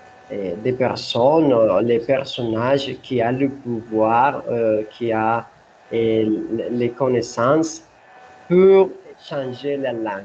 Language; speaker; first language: French; non-native, learner; Spanish